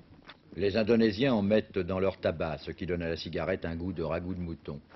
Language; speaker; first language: French; native; French